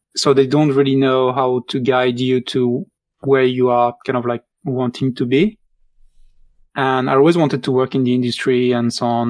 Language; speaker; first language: English; non-native, fluent; French